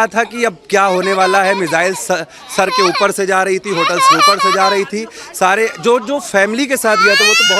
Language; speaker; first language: Hindi; native; Hindi